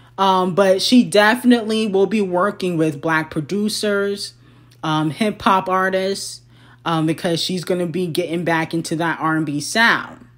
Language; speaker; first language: English; native; English